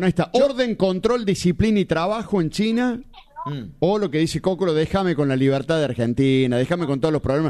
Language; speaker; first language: Spanish; native; Spanish